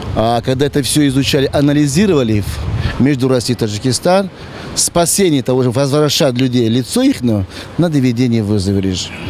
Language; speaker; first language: Russian; non-native, local second language; Tajik